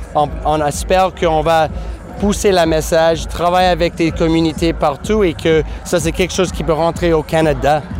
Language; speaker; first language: French; non-native, fluent; English